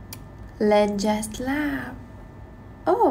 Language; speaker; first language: English; non-native, learner; Russian